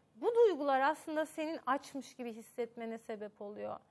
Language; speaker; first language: Turkish; native; Turkish